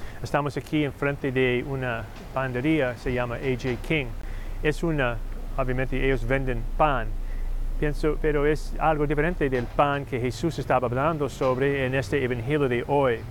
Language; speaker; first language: Spanish; non-native, fluent; English